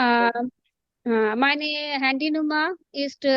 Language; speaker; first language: German; non-native, learner; Urdu